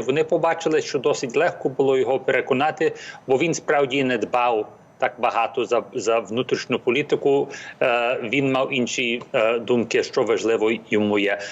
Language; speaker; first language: Ukrainian; early bilingual, heritage; English